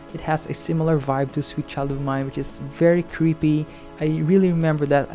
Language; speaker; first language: English; non-native, local second language; Hiligaynon